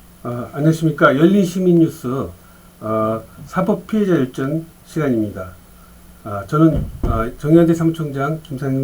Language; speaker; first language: Korean; native; Korean